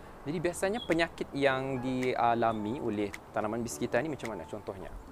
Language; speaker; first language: Malay; native; Malay